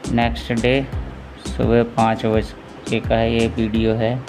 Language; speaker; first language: Hindi; native; Hindi